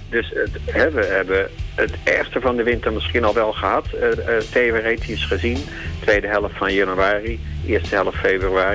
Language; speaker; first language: Dutch; native; Dutch